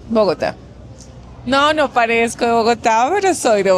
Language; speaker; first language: Spanish; native; Spanish